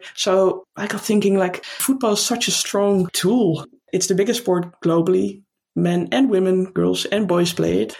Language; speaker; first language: English; non-native, fluent; Dutch